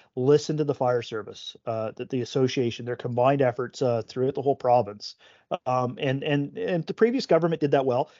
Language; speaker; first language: English; native; English